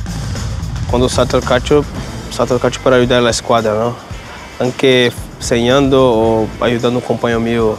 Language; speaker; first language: Italian; non-native, fluent; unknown